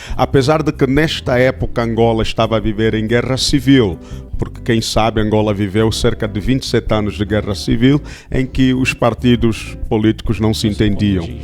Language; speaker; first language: Portuguese; native; Portuguese